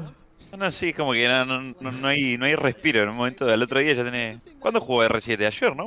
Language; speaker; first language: Spanish; native; Spanish